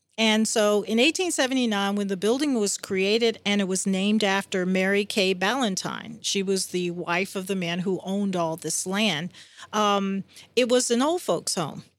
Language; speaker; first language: English; native; English